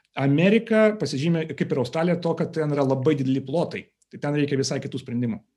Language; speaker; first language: Lithuanian; non-native, local second language; Russian